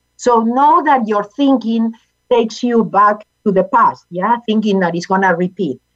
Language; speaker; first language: English; non-native, fluent; Spanish